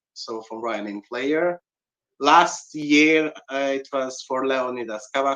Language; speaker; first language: English; non-native, learner; Hungarian